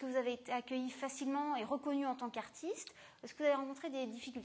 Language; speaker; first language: French; native; French